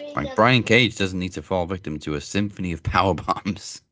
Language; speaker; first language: English; native; English